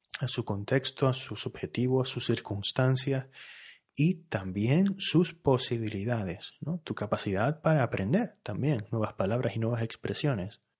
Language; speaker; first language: Spanish; native; Spanish